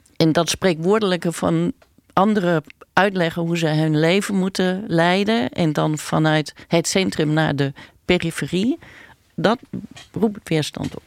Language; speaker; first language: Dutch; native; Dutch